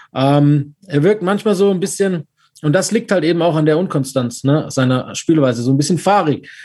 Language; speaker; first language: German; native; German